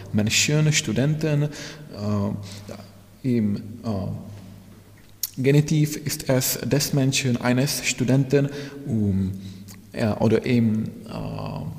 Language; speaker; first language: German; non-native, fluent; Czech